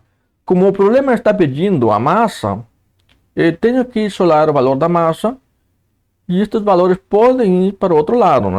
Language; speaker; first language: Portuguese; native; Portuguese